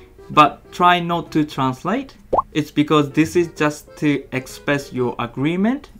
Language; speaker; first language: English; non-native, fluent; Japanese